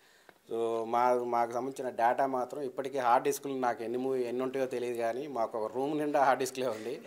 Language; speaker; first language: Telugu; native; Telugu